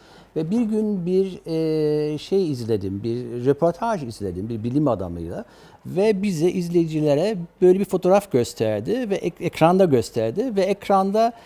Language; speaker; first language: Turkish; early bilingual, other home language; German